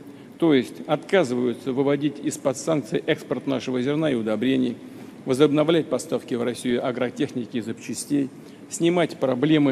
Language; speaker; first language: Russian; native; Russian